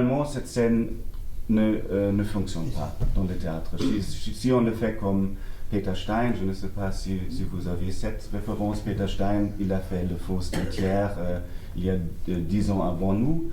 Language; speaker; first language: French; non-native, learner; German